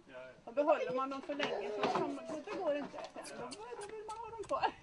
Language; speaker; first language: Swedish; non-native, fluent; Hindi